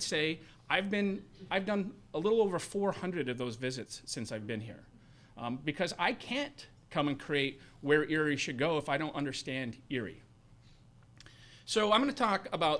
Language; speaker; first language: English; native; English